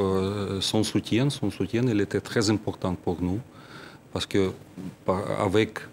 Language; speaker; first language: French; non-native, fluent; Ukrainian